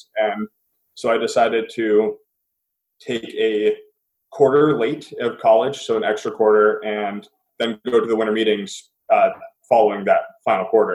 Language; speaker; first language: English; native; English